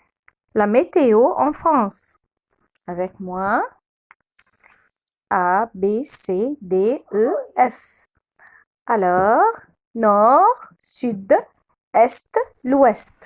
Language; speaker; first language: French; non-native, fluent; Arabic